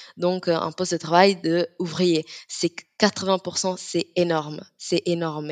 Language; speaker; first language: French; non-native, fluent; Italian